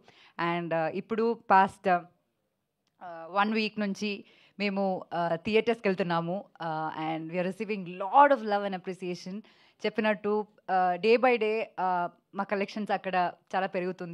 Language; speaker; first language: Telugu; non-native, fluent; Malayalam